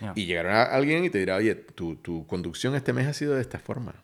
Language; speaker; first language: Spanish; native; Spanish